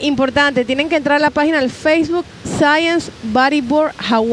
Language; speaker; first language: Spanish; native; Spanish